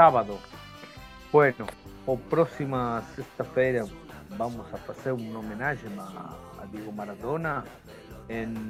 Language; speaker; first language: Portuguese; non-native, learner; Spanish